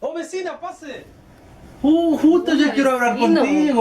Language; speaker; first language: Spanish; non-native, learner; Haitian Creole